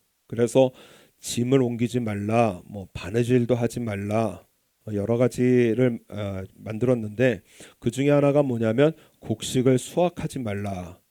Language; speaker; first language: Korean; native; Korean